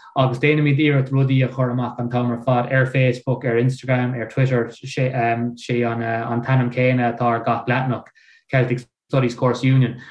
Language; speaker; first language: Irish; non-native, local second language; English